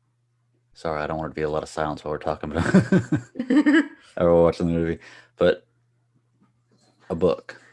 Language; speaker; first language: English; native; English